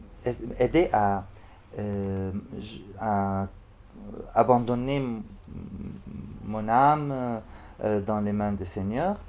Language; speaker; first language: French; non-native, fluent; Arabic